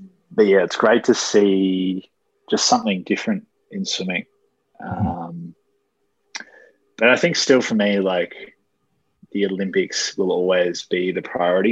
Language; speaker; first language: English; native; English